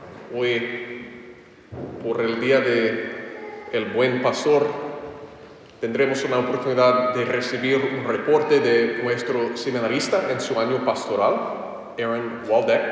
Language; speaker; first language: Spanish; non-native, fluent; English